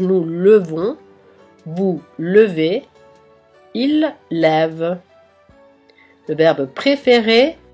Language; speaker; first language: French; non-native, fluent; Italian